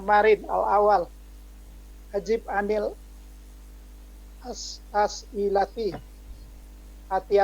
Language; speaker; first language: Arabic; non-native, learner; Indonesian